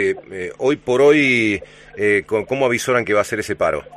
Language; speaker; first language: Spanish; native; Spanish